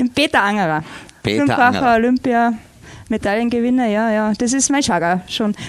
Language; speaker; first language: German; native; German